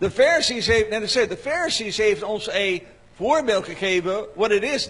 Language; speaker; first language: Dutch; non-native, learner; English